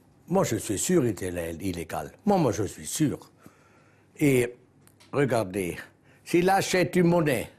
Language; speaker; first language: French; non-native, local second language; German